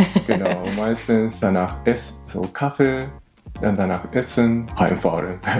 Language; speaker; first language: German; non-native, learner; Japanese